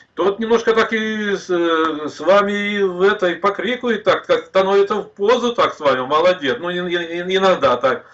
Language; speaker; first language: Russian; native; Russian